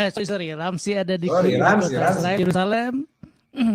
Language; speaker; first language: Indonesian; native; Indonesian